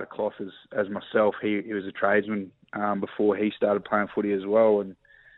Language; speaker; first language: English; native; English